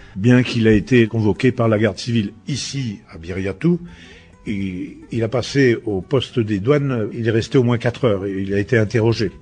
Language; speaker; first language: French; native; French